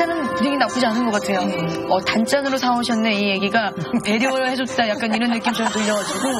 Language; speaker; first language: Korean; native; Korean